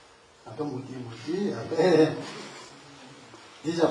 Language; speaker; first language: French; non-native, learner; Tibetan